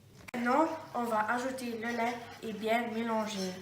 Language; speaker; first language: French; non-native, learner; Dutch